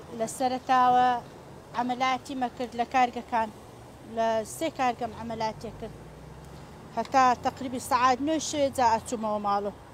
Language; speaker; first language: Central Kurdish; native; Central Kurdish